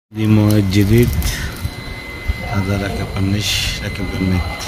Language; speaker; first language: Arabic; non-native, learner; Bangla